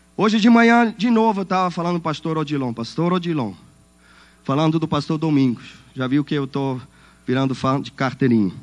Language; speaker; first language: Portuguese; non-native, fluent; Swiss German